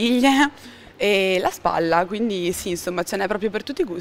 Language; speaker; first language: Italian; native; Italian